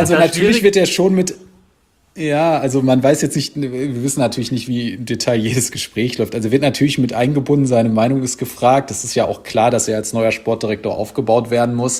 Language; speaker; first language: German; native; German